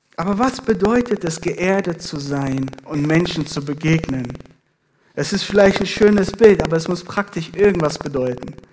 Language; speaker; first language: German; non-native, fluent; Persian